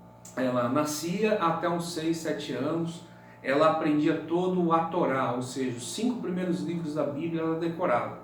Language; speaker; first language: Portuguese; native; Portuguese